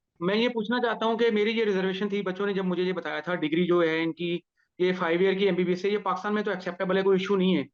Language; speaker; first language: Urdu; non-native, local second language; Sindhi